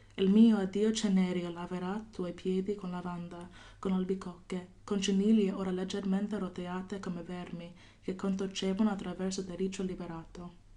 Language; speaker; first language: Italian; non-native, fluent; English